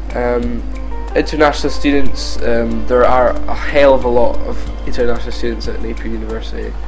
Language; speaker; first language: English; native; English